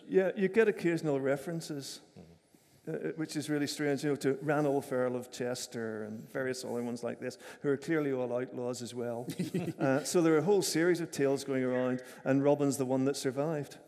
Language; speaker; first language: English; native; English